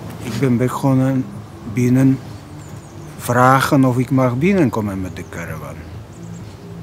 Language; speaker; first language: Dutch; non-native, learner; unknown